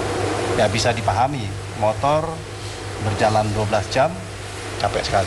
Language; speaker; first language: Indonesian; native; Indonesian